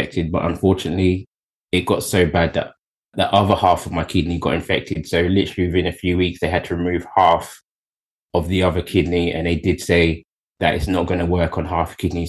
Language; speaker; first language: English; native; English